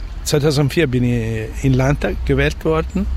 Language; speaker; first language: German; non-native, fluent; Italian